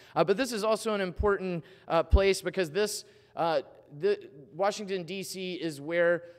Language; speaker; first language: English; native; English